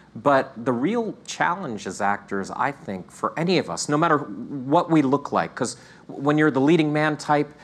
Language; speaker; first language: English; native; English